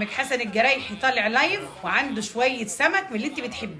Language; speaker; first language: Arabic; native; Arabic